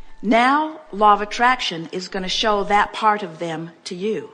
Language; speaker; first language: English; native; English